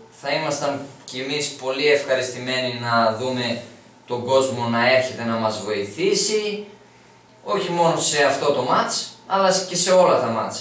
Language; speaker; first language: Greek; early bilingual, other home language; Albanian